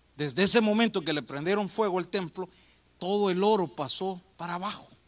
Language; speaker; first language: Spanish; native; Spanish